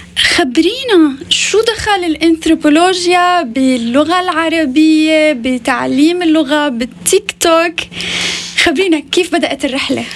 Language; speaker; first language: Arabic; native; Arabic